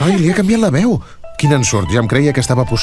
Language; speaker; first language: Catalan; native; Catalan